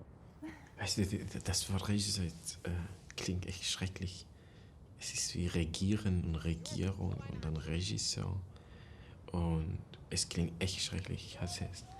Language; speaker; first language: German; non-native, fluent; Persian